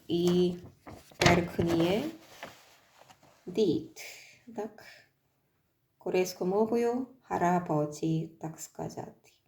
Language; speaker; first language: Ukrainian; non-native, learner; Korean